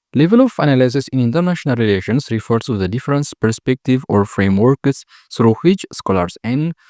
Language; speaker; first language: English; non-native, local second language; Amharic